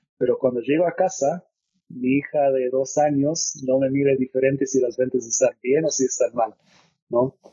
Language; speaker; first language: Spanish; non-native, fluent; English